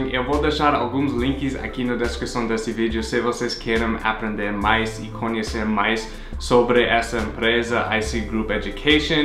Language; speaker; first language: Portuguese; non-native, fluent; English